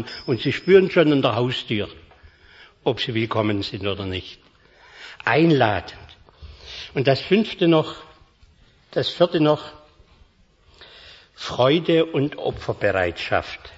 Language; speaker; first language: German; native; German